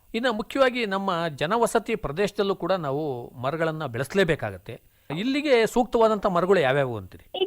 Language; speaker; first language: Kannada; native; Kannada